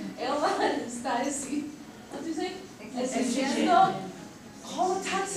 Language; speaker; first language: Portuguese; non-native, learner; English